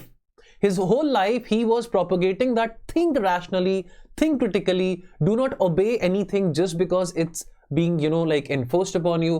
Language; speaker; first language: English; non-native, local second language; Hindi